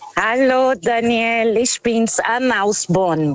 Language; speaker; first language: German; non-native, fluent; Portuguese